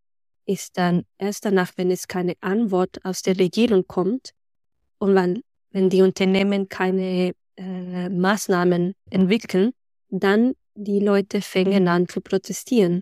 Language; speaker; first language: German; non-native, fluent; Spanish